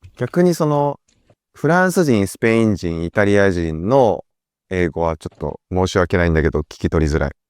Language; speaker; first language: Japanese; native; Japanese